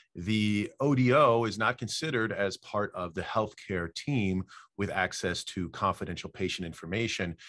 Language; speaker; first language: English; native; English